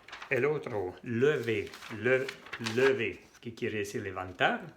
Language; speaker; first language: Spanish; non-native, fluent; French